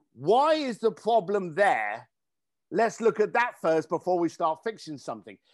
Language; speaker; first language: English; native; English